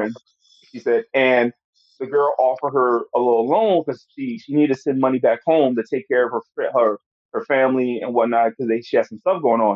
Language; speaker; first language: English; native; English